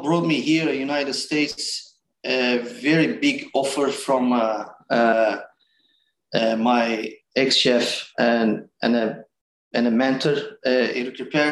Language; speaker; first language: English; non-native, fluent; Turkish